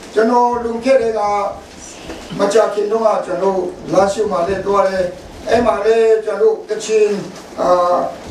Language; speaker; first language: Burmese; non-native, local second language; Kachin